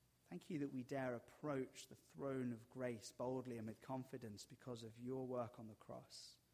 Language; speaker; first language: English; native; English